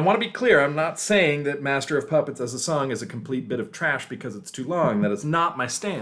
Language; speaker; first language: English; native; English